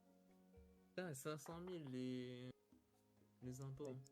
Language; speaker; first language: French; native; French